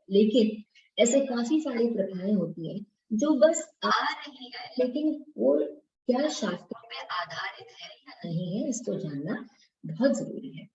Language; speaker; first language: Hindi; non-native, local second language; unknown